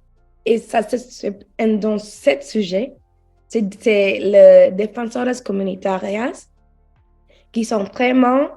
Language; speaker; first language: French; non-native, learner; English